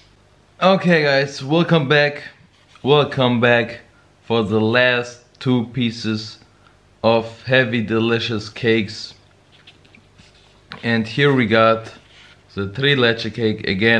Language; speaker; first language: English; non-native, learner; Bosnian